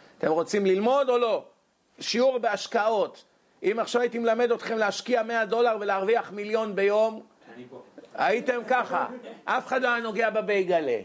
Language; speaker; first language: Hebrew; native; Hebrew